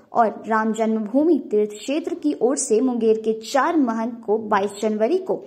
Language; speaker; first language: Hindi; native; Hindi